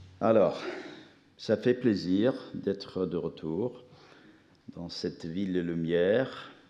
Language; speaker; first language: French; non-native, fluent; English